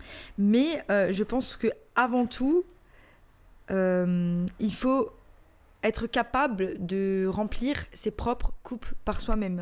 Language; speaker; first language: French; native; French